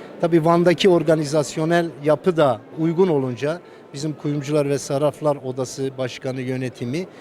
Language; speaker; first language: Turkish; native; Turkish